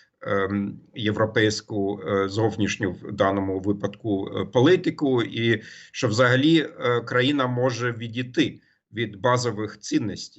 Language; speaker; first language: Ukrainian; non-native, fluent; German